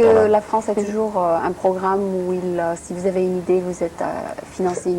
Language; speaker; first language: French; native; French